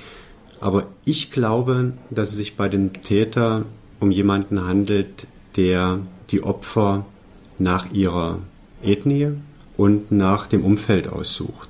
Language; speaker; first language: German; native; German